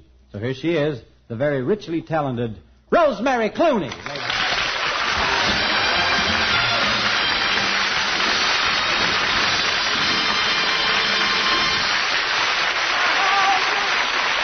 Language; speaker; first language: English; native; English